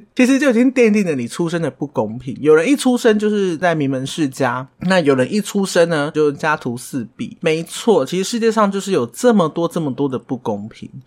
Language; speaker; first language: Chinese; non-native, local second language; Min Nan Chinese